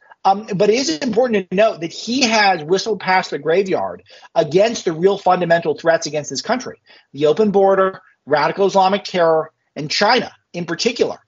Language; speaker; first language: English; native; English